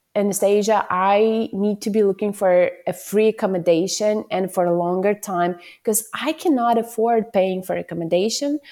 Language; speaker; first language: English; non-native, fluent; Ukrainian